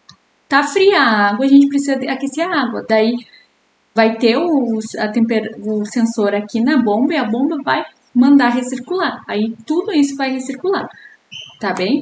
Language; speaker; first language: Portuguese; native; Portuguese